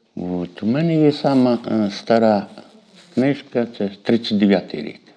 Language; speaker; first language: Ukrainian; native; Ukrainian